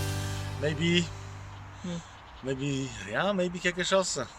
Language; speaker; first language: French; non-native, fluent; Polish